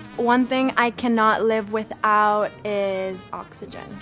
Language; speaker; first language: English; non-native, local second language; Swahili